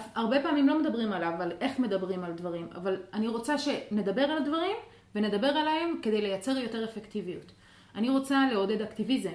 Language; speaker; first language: Hebrew; non-native, local second language; Arabic